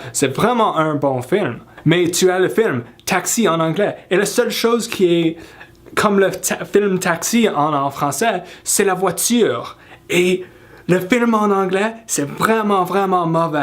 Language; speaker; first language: French; non-native, fluent; English